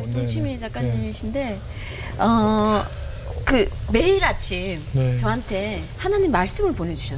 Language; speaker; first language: Korean; native; Korean